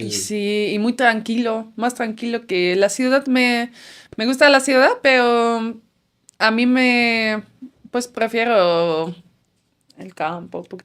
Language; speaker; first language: Spanish; non-native, fluent; Dutch